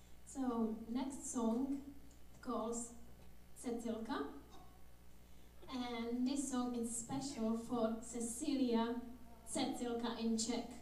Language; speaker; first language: English; non-native, fluent; Czech